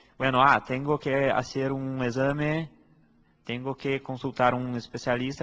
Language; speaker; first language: Spanish; non-native, fluent; Portuguese